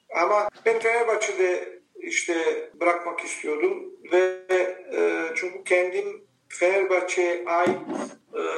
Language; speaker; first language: Turkish; non-native, learner; Bosnian